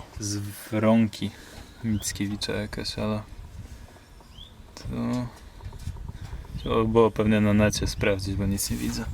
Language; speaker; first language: Polish; native; Polish